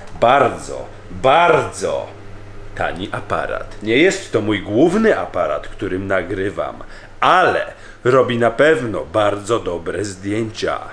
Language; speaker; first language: Polish; early bilingual, heritage; Polish